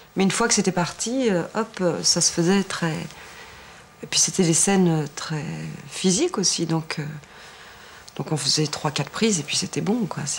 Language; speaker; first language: French; native; French